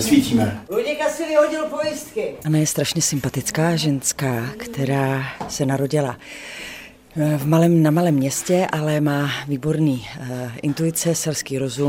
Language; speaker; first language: Czech; native; Czech